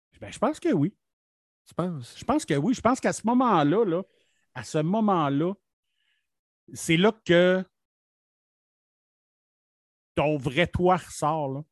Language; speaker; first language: French; native; French